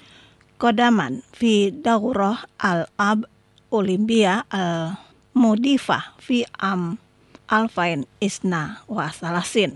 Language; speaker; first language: Arabic; non-native, fluent; Indonesian